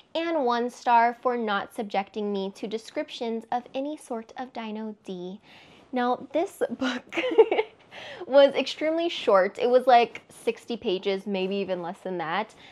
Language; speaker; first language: English; native; English